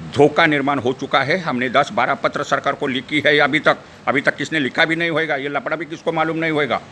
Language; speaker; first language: Hindi; non-native, local second language; Marathi